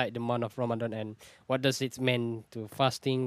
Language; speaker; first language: English; non-native, local second language; Malay